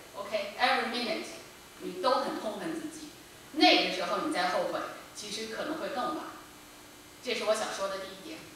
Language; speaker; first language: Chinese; native; Chinese